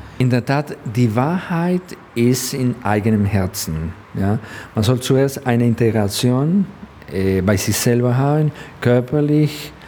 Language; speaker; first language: German; non-native, fluent; Spanish